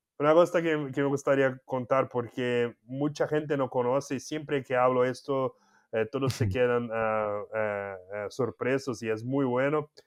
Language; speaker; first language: Spanish; non-native, fluent; Portuguese